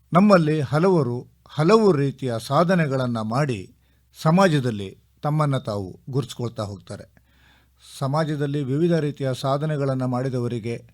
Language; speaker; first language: Kannada; native; Kannada